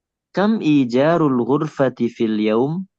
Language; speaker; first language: Arabic; non-native, fluent; Indonesian